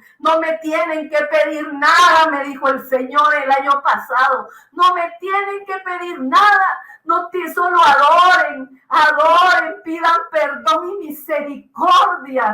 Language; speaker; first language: Spanish; native; Spanish